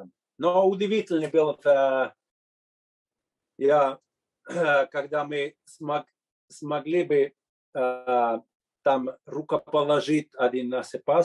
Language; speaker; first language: Russian; non-native, fluent; Finnish